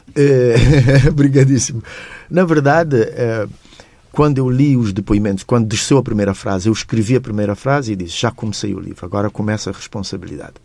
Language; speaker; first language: Portuguese; non-native, local second language; Kabuverdianu